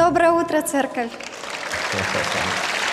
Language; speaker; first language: Russian; non-native, fluent; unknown